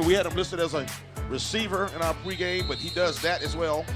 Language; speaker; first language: English; native; English